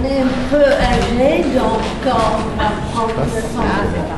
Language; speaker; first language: French; non-native, local second language; English